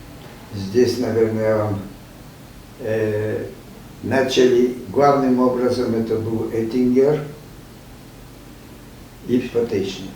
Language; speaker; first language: Russian; non-native, fluent; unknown